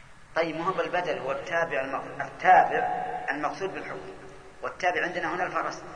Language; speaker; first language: Arabic; native; Arabic